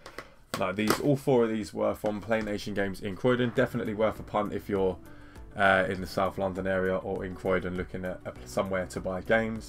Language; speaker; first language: English; native; English